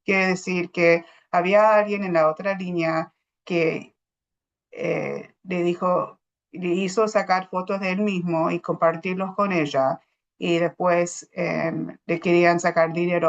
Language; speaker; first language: Spanish; non-native, fluent; English